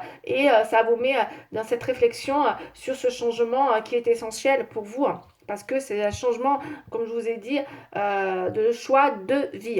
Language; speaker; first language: French; native; French